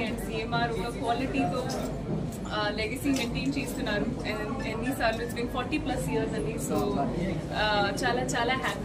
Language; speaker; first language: Telugu; non-native, learner; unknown